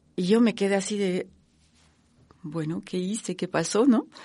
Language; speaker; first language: Spanish; non-native, fluent; French